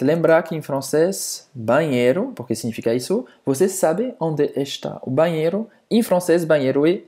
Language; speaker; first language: Portuguese; non-native, fluent; French